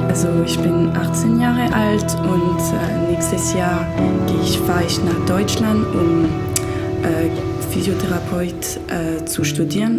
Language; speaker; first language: German; early bilingual, heritage; German